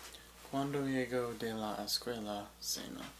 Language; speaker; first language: Spanish; non-native, learner; English